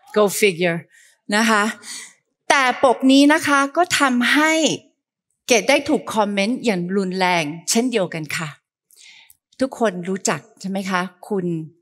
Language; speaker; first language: Thai; early bilingual, heritage; Thai